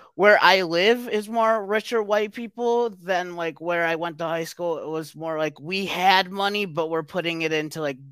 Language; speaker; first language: English; native; English